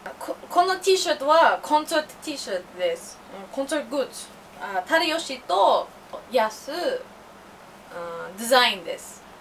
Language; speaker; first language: Japanese; non-native, learner; English